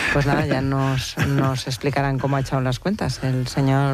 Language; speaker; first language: Spanish; native; Spanish